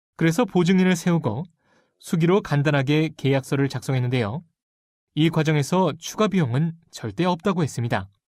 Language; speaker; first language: Korean; native; Korean